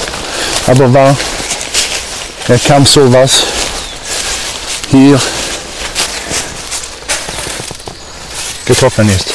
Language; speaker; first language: German; non-native, learner; Danish